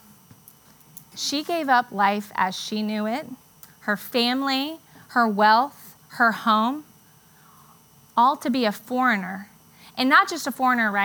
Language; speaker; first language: English; native; English